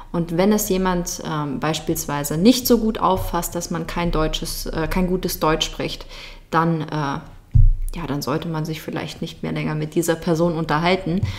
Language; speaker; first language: German; early bilingual, other home language; Russian